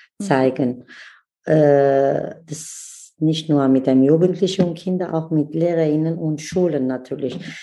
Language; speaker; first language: German; non-native, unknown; Kurdish